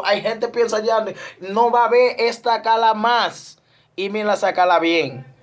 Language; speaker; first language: Spanish; non-native, learner; Haitian Creole